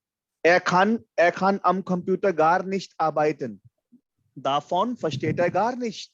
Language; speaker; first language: German; non-native, fluent; Hindi